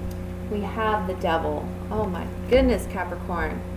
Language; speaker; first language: English; native; English